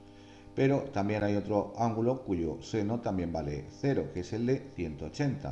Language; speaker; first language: Spanish; native; Spanish